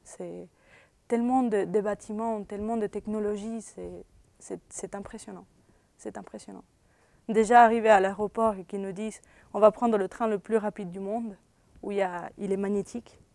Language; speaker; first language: French; early bilingual, other home language; Spanish